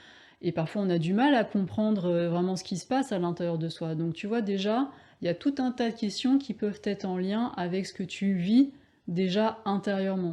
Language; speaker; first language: French; native; French